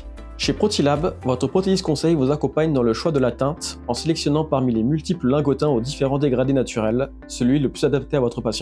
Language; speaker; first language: French; native; French